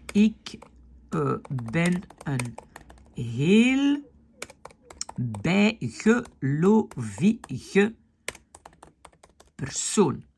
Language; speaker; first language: Dutch; non-native, fluent; French